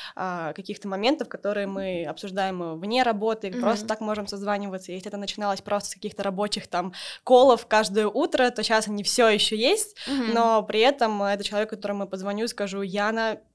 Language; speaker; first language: Russian; native; Russian